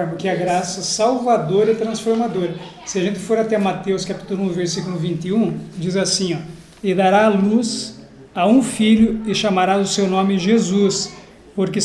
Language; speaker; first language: Portuguese; native; Portuguese